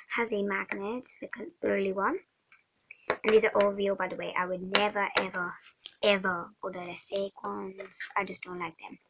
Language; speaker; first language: English; non-native, fluent; Swedish